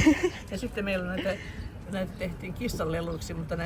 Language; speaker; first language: Finnish; native; Finnish